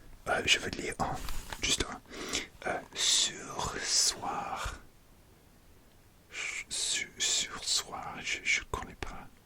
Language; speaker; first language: French; non-native, learner; English